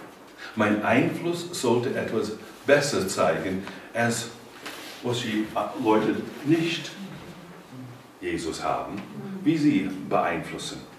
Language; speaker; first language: German; non-native, learner; English